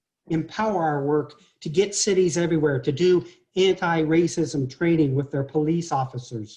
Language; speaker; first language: English; native; English